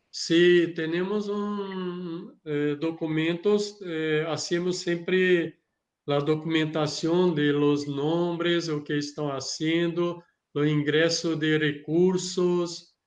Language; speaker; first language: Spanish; non-native, learner; Portuguese